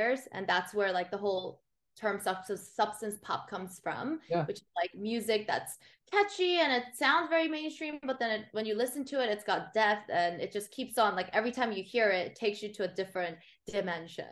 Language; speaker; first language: English; early bilingual, other home language; Korean